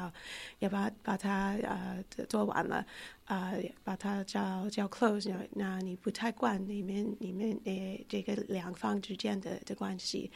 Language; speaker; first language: Chinese; non-native, fluent; English